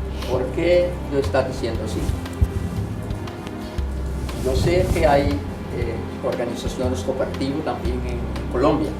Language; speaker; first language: Spanish; non-native, learner; Papiamento